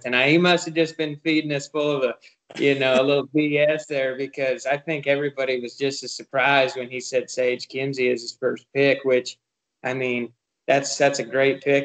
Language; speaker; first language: English; native; English